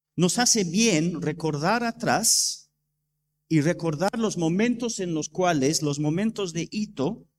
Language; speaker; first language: Spanish; non-native, fluent; English